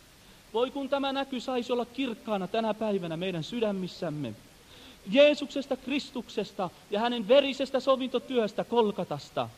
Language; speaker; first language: Finnish; native; Finnish